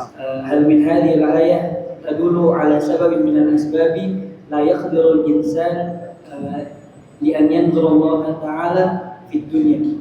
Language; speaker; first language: Arabic; non-native, learner; Indonesian